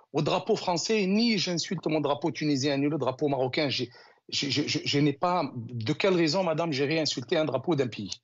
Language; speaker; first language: French; non-native, local second language; Arabic